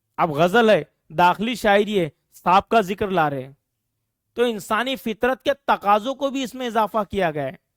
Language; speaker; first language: Urdu; native; Urdu